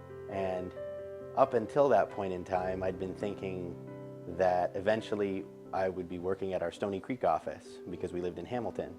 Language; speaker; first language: English; native; English